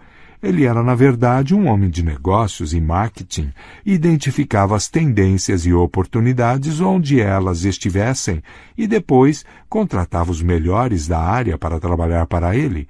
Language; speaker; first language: Portuguese; native; Portuguese